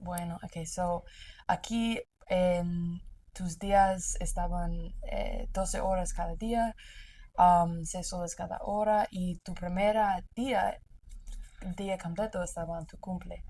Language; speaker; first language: Spanish; non-native, learner; English